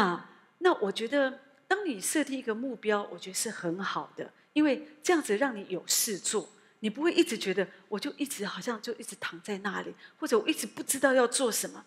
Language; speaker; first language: Chinese; native; Chinese